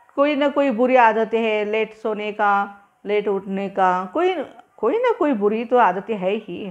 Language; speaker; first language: Hindi; non-native, local second language; Marathi